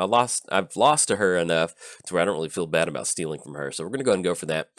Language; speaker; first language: English; native; English